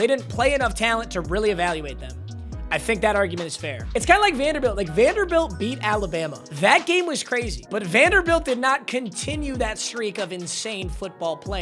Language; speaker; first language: English; native; English